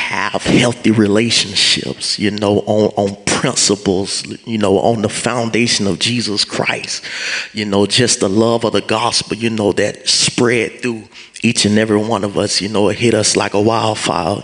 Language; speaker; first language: English; native; English